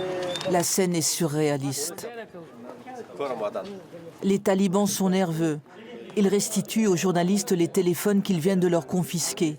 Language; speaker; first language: French; native; French